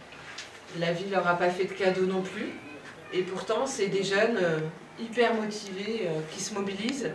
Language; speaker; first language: French; native; French